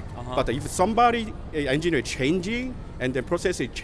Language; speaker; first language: English; non-native, learner; Korean